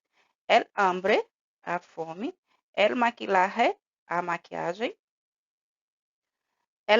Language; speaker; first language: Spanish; non-native, fluent; Portuguese